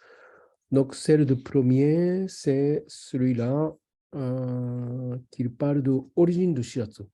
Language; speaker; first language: French; non-native, fluent; Japanese